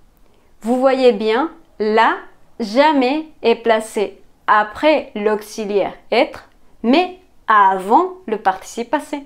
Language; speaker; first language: French; non-native, fluent; Spanish